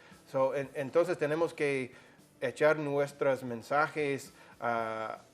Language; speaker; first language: Spanish; non-native, fluent; English